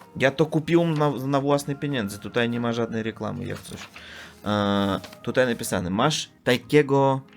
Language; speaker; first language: Polish; non-native, learner; Russian